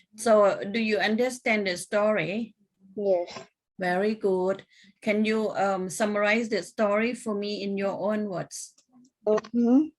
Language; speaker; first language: English; non-native, fluent; Thai